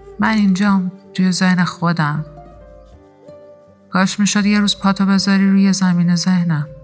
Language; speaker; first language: Persian; native; Persian